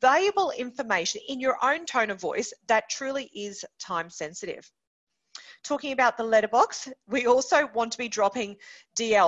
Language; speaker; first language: English; native; English